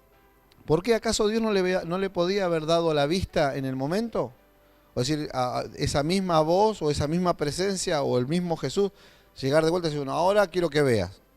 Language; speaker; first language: Spanish; native; Spanish